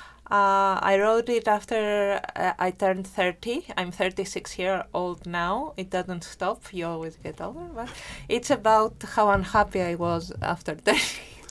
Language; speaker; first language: English; non-native, fluent; Greek